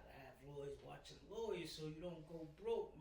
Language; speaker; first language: English; native; English